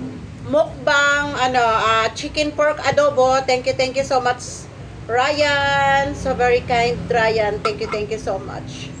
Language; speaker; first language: English; non-native, learner; Filipino